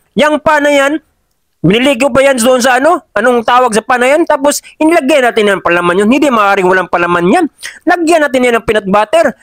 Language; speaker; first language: Filipino; non-native, local second language; Cebuano